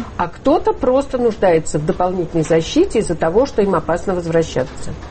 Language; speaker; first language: Russian; native; Russian